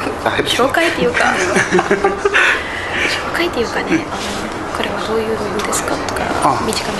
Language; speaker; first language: Japanese; non-native, fluent; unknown